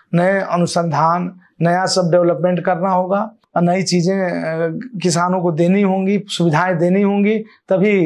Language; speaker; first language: Hindi; native; Hindi